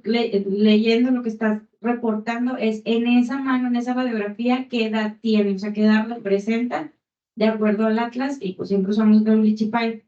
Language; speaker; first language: Spanish; native; Spanish